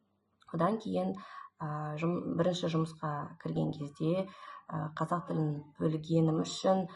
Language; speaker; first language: Kazakh; non-native, local second language; Russian